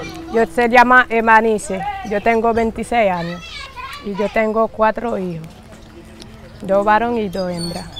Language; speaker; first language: Spanish; non-native, learner; Haitian Creole